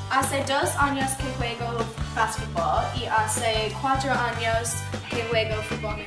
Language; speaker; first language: Spanish; non-native, learner; English